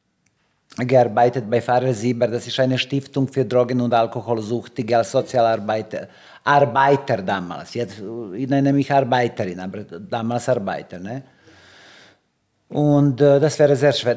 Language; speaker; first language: German; non-native, learner; Serbian